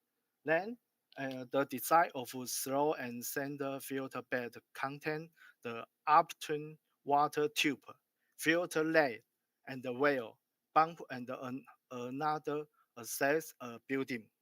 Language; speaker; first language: English; non-native, learner; Chinese